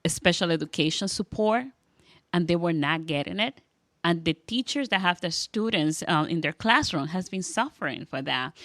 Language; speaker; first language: English; non-native, fluent; Spanish